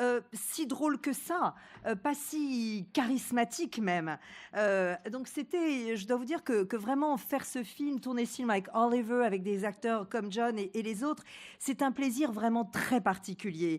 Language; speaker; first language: French; native; French